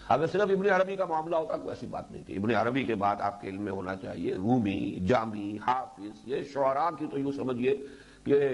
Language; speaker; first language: Urdu; native; Urdu